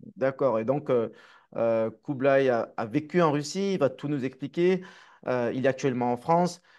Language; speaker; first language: French; native; French